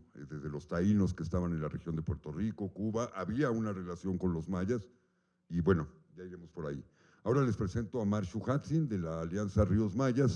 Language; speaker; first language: Spanish; native; Spanish